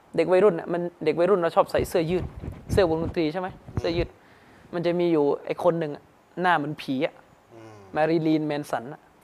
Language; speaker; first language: Thai; non-native, local second language; Malay